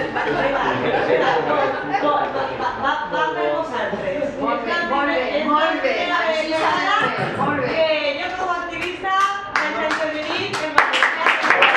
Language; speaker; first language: Catalan; non-native, local second language; Spanish